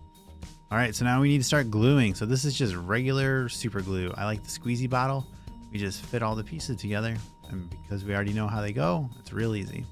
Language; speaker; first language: English; native; English